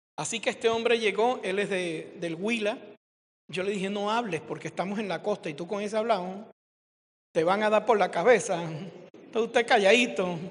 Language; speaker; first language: Spanish; native; Spanish